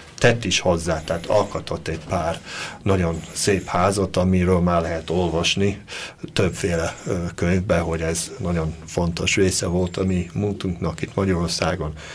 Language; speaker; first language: Hungarian; early bilingual, heritage; Hungarian